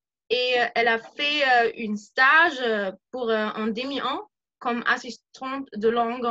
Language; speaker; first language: French; non-native, fluent; German